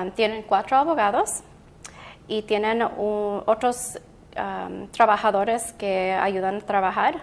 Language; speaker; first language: Spanish; early bilingual, heritage; Spanish